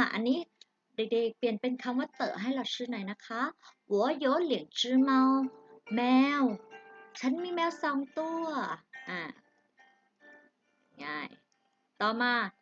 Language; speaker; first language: Chinese; non-native, fluent; Thai